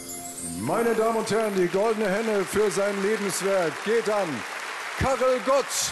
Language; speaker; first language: German; native; German